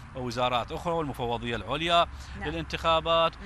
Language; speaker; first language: Arabic; native; Arabic